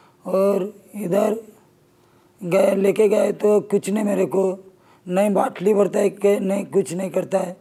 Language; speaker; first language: Hindi; non-native, local second language; Marathi